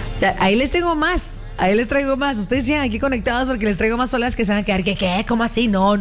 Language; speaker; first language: Spanish; native; Spanish